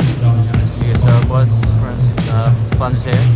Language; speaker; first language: English; non-native, local second language; Filipino